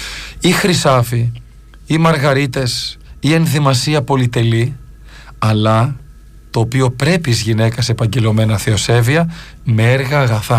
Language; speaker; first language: Greek; native; Greek